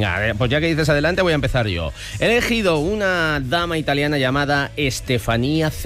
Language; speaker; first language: Spanish; native; Spanish